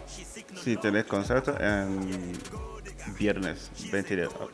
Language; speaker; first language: Spanish; non-native, learner; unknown